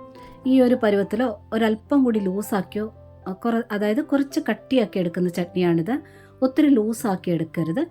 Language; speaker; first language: Malayalam; native; Malayalam